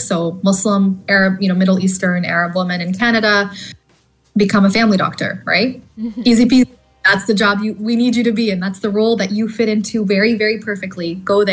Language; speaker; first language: English; native; English